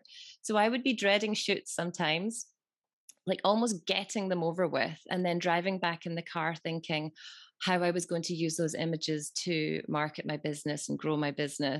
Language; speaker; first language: English; native; English